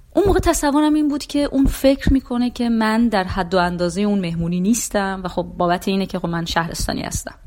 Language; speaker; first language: Persian; native; Persian